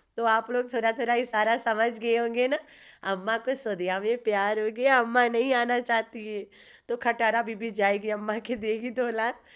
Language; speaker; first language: Urdu; non-native, local second language; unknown